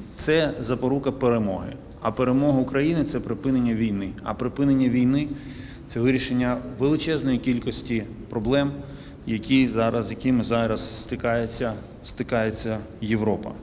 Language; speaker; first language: Ukrainian; native; Ukrainian